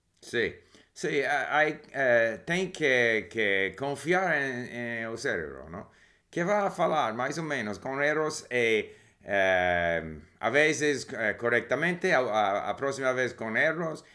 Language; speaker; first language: Portuguese; non-native, learner; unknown